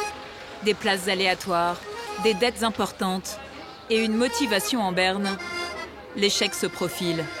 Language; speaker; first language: French; native; French